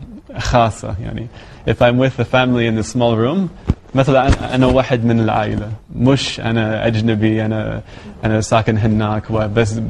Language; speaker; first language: Arabic; non-native, learner; English